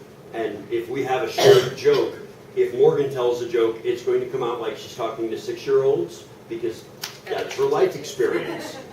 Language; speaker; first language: English; native; English